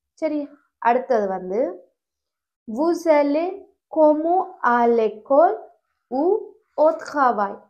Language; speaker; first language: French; non-native, fluent; Tamil